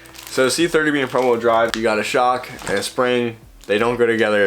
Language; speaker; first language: English; native; English